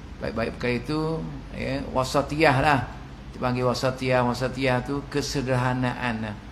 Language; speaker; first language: Malay; native; Malay